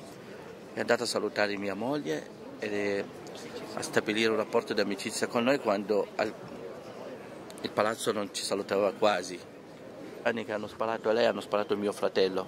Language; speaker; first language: Italian; non-native, fluent; Arabic